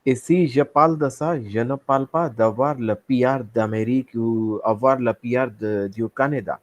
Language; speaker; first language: French; non-native, fluent; Hindi